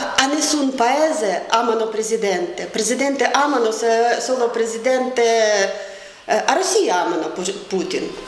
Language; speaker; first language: Italian; non-native, fluent; Ukrainian